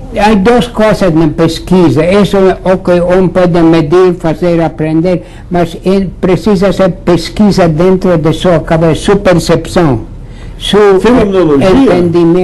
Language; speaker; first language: Portuguese; non-native, fluent; Latvian